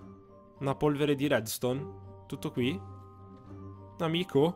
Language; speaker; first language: Italian; native; Italian